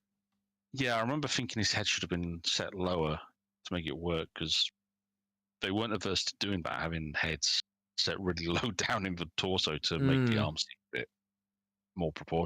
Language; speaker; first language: English; native; English